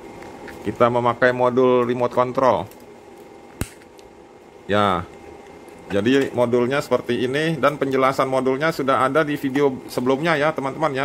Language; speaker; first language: Indonesian; native; Indonesian